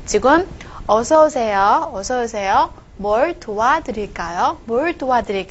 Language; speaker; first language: Korean; non-native, fluent; Chinese